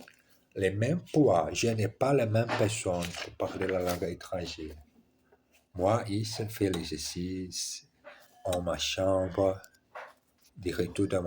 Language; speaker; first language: French; non-native, learner; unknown